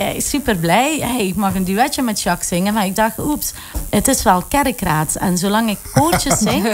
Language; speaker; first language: Dutch; early bilingual, other home language; Italian